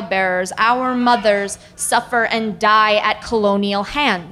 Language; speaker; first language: English; native; English